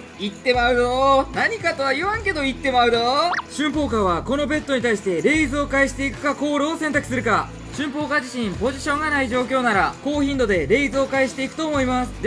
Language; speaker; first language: Japanese; native; Japanese